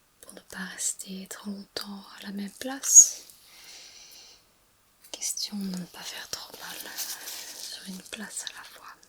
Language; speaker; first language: French; non-native, fluent; English